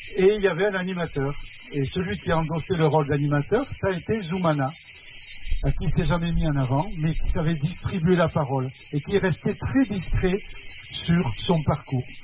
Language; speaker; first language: French; non-native, fluent; Spanish